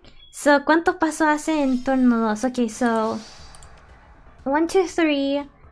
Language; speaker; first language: Spanish; early bilingual, heritage; Spanish